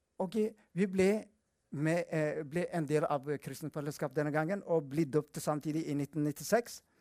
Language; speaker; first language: Norwegian; non-native, fluent; Amharic